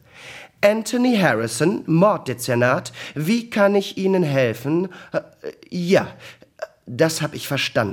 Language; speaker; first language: German; native; German